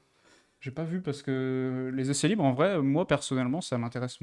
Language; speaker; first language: French; native; French